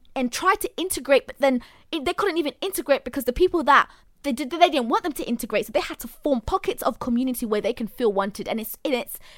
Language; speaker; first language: English; non-native, local second language; Swahili